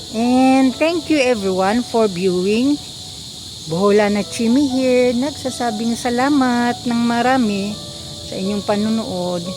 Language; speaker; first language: Filipino; non-native, local second language; Cebuano